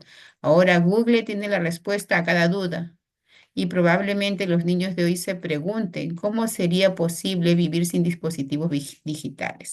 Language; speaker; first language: Spanish; native; Spanish